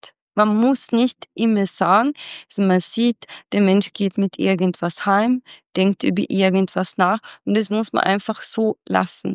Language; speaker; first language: German; non-native, fluent; Swedish